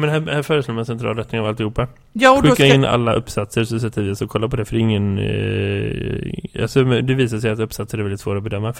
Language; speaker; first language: Swedish; native; Swedish